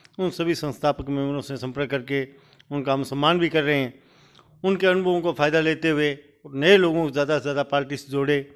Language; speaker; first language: Hindi; native; Hindi